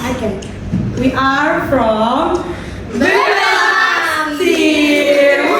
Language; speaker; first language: English; non-native, learner; Indonesian